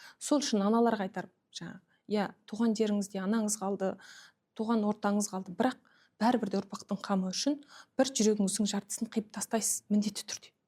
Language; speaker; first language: Kazakh; early bilingual, heritage; Kazakh